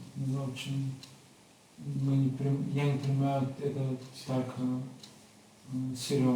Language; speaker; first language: Russian; non-native, learner; Bulgarian